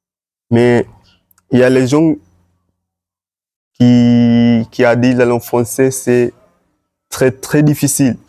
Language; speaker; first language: French; non-native, learner; Swahili